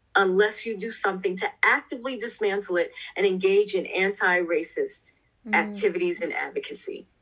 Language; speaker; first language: English; native; English